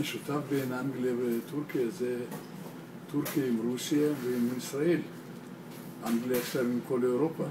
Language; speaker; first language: Hebrew; non-native, learner; Russian